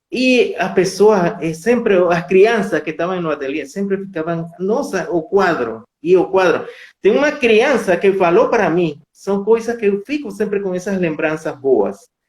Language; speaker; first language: Portuguese; non-native, fluent; Spanish